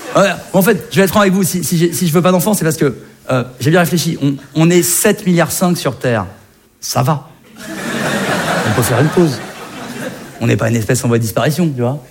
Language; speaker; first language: French; native; French